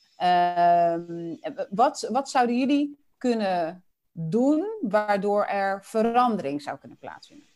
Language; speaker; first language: Dutch; early bilingual, other home language; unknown